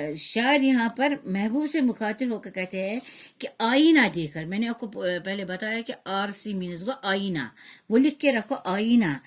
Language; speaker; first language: Urdu; non-native, local second language; Kashmiri